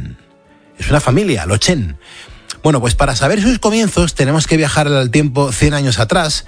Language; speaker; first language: Spanish; native; Spanish